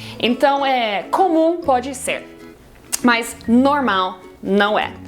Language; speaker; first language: Portuguese; non-native, fluent; English